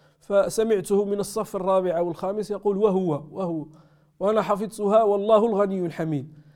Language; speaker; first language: Arabic; native; Arabic